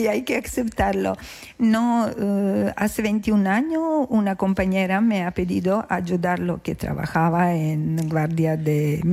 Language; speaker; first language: Spanish; non-native, learner; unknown